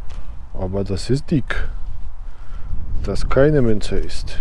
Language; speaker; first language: German; non-native, learner; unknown